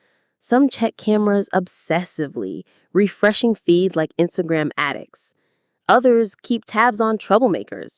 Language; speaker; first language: English; native; English